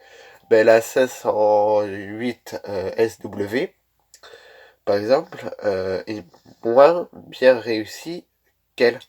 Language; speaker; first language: French; native; French